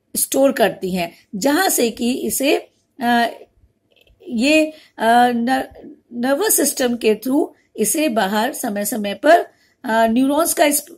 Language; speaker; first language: Hindi; native; Hindi